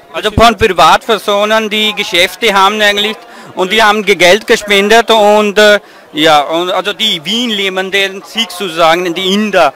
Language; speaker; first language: German; non-native, fluent; Punjabi